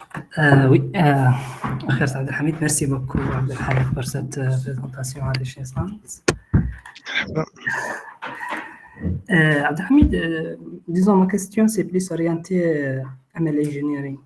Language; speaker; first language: French; non-native, local second language; Arabic